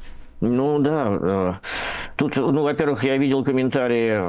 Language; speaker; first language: Russian; native; Russian